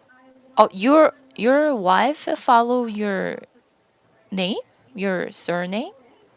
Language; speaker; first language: English; non-native, learner; Korean